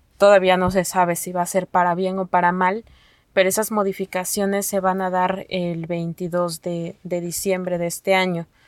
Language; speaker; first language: Spanish; non-native, local second language; Nahuatl languages